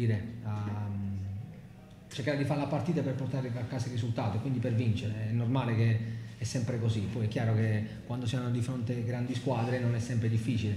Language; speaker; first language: Italian; native; Italian